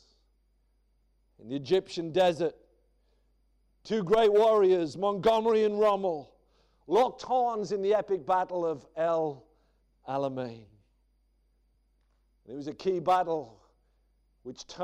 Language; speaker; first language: English; native; English